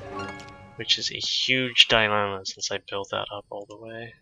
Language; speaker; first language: English; native; English